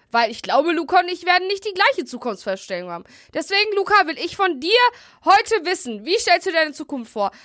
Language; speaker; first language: German; native; German